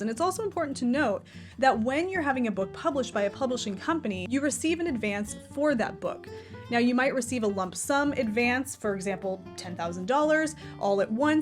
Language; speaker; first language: English; native; English